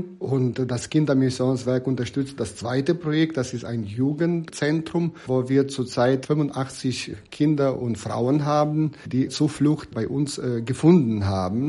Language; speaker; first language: German; non-native, fluent; Ukrainian